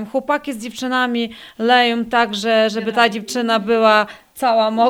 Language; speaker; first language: Polish; non-native, learner; Ukrainian